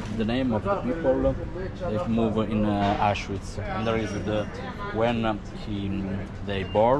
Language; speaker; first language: English; non-native, learner; Italian